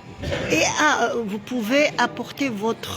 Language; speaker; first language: French; non-native, local second language; Arabic